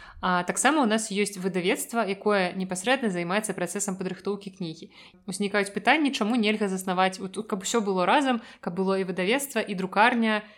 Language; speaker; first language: Belarusian; native; Belarusian